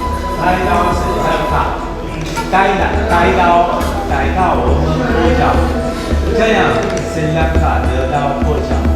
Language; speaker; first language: Chinese; non-native, learner; Sinhala